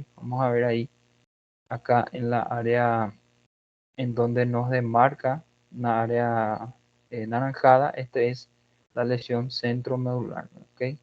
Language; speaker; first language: Spanish; non-native, fluent; Portuguese